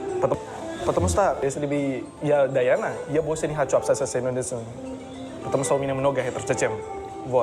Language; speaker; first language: Russian; non-native, learner; Indonesian